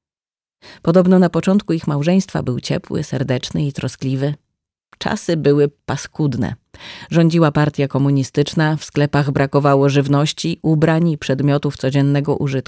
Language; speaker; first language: Polish; native; Polish